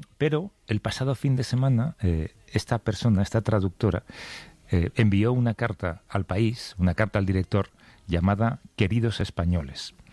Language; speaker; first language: Spanish; native; Spanish